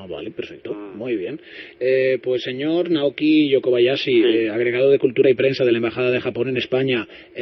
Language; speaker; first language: Spanish; native; Spanish